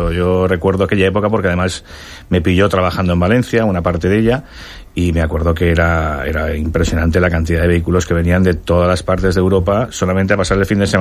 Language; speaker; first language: Spanish; native; Spanish